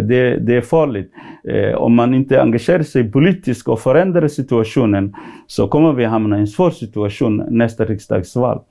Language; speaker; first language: Swedish; non-native, fluent; Somali